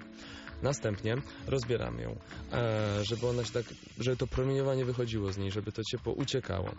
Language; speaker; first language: Polish; native; Polish